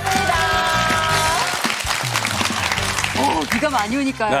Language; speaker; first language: Korean; native; Korean